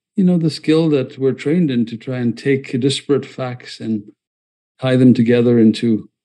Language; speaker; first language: English; non-native, fluent; Malayalam